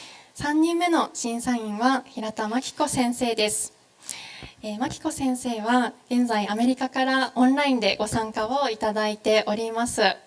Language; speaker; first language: Japanese; native; Japanese